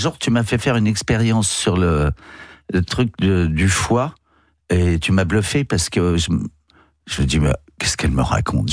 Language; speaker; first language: French; native; French